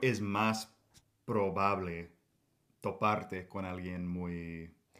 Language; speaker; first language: Spanish; non-native, fluent; English